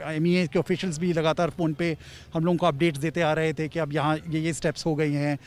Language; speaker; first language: Hindi; native; Hindi